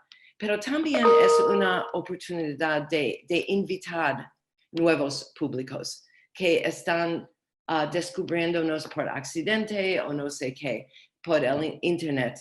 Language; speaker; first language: Spanish; non-native, learner; English